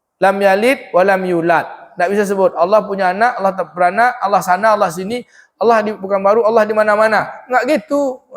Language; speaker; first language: Malay; native; Malay